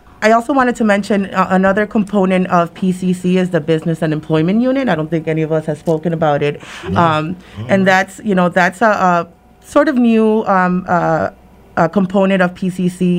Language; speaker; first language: English; early bilingual, other home language; Spanish